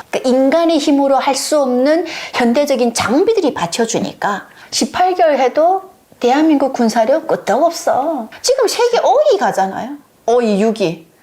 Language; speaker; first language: Korean; native; Korean